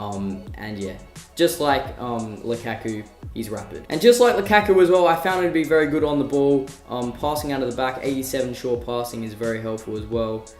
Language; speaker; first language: English; native; English